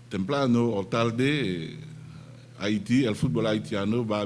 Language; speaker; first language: Spanish; non-native, learner; Haitian Creole